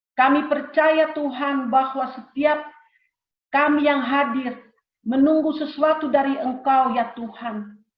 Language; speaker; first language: Indonesian; early bilingual, heritage; Indonesian